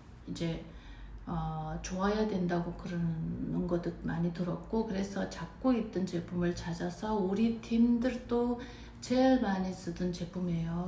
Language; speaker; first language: Korean; non-native, fluent; Mongolian